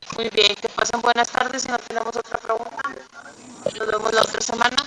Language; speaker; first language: Spanish; native; Spanish